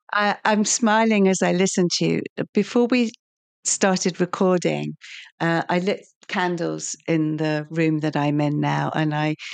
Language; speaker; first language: English; native; English